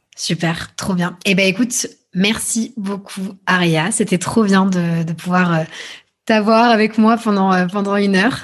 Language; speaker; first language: French; native; French